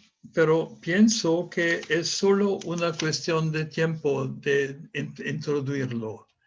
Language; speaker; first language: Spanish; non-native, fluent; German